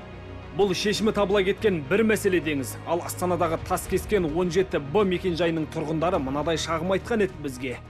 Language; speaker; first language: Kazakh; native; Kazakh